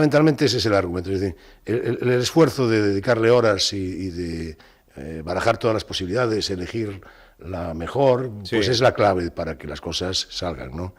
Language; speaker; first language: Spanish; native; Spanish